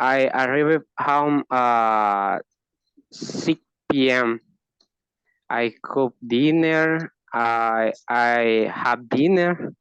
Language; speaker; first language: English; non-native, learner; Spanish